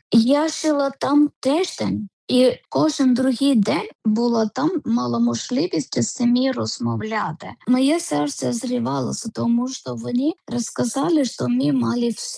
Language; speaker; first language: Ukrainian; non-native, learner; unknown